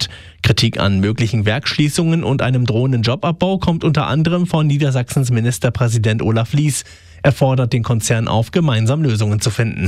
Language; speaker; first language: German; native; German